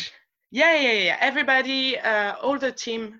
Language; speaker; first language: English; non-native, fluent; French